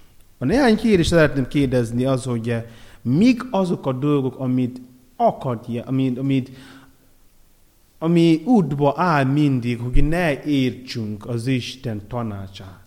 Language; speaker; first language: Hungarian; non-native, learner; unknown